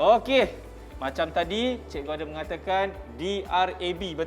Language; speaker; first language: Malay; native; Malay